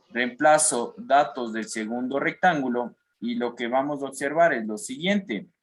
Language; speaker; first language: Spanish; native; Spanish